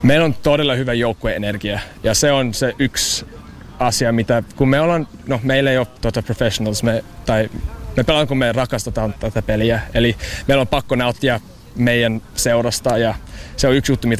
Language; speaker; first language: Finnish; early bilingual, heritage; English